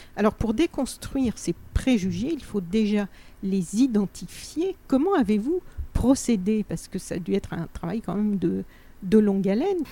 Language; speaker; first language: French; native; French